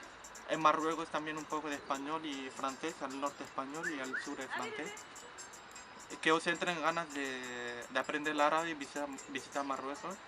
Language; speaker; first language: Spanish; non-native, local second language; Arabic